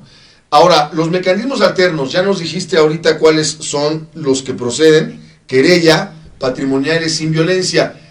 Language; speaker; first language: Spanish; native; Spanish